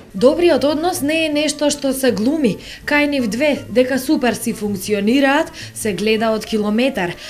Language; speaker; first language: Macedonian; native; Macedonian